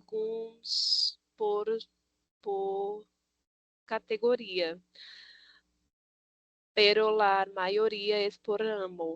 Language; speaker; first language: Spanish; non-native, learner; Portuguese